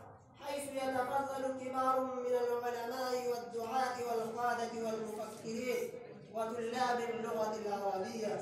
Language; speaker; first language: Arabic; non-native, learner; Urdu